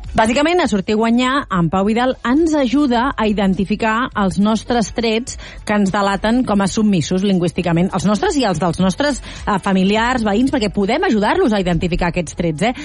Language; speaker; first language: Catalan; native; Catalan